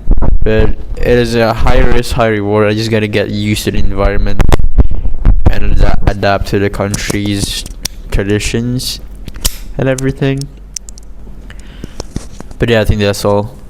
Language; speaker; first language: English; non-native, fluent; Indonesian